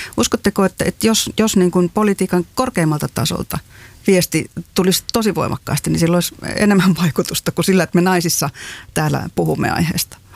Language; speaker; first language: Finnish; native; Finnish